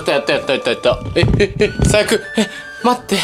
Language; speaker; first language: Japanese; native; Japanese